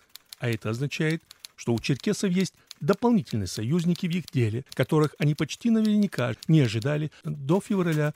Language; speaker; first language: Russian; non-native, learner; English